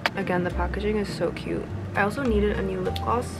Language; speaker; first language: English; native; English